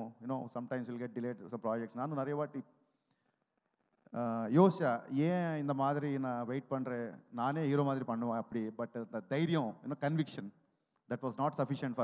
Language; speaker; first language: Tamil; non-native, learner; Telugu